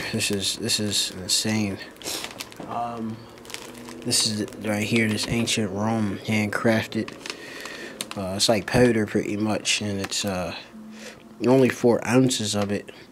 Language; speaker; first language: English; native; English